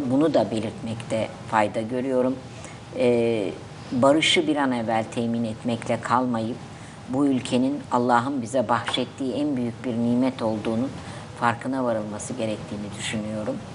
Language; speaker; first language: Turkish; native; Turkish